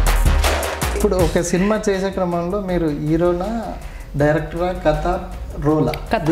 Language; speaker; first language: Telugu; native; Telugu